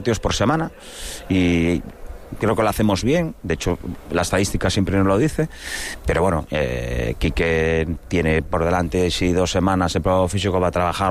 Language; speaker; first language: Spanish; native; Spanish